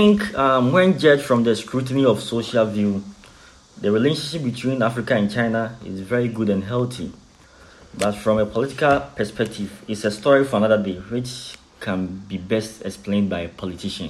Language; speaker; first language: English; non-native, local second language; Akan